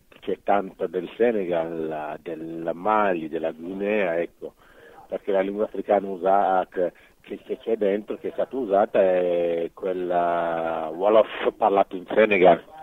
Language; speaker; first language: Italian; non-native, fluent; Wolof